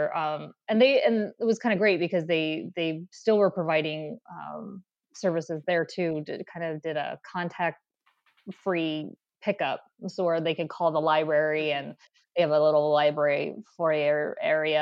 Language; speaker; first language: English; native; English